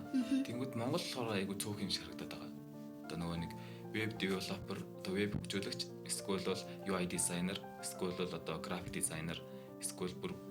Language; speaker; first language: Mongolian; native; Mongolian